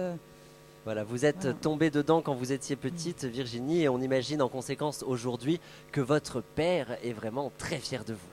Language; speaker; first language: French; native; French